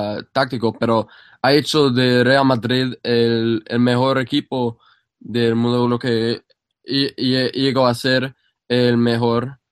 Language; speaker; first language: Spanish; non-native, fluent; English